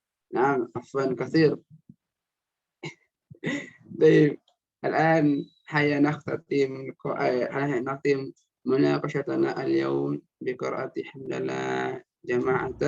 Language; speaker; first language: Arabic; non-native, fluent; Indonesian